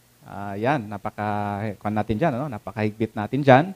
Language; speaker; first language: Filipino; native; Filipino